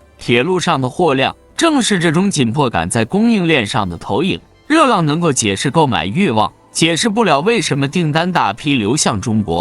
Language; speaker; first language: Chinese; native; Chinese